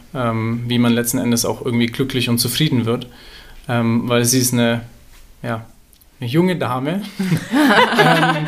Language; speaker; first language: German; native; German